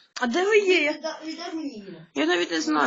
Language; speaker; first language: Ukrainian; native; Ukrainian